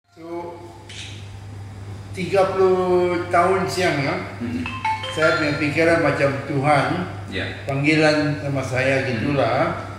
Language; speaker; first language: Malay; non-native, local second language; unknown